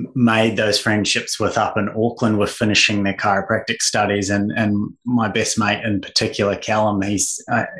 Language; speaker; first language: English; native; English